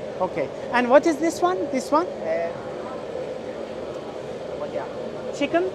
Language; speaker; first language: English; non-native, fluent; Turkish